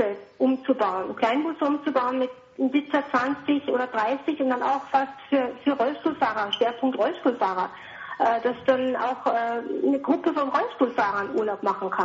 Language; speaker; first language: German; native; German